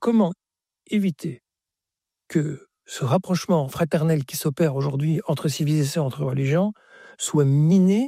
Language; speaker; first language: French; native; French